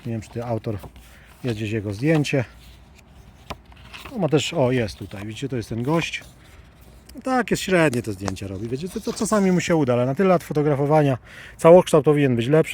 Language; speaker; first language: Polish; native; Polish